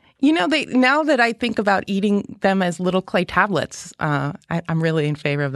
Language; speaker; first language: English; native; English